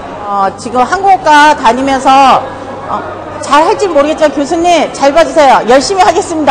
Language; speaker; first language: Korean; non-native, fluent; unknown